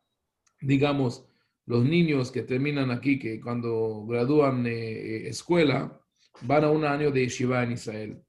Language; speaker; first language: Spanish; non-native, fluent; Hebrew